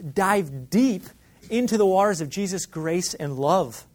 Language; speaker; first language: English; native; English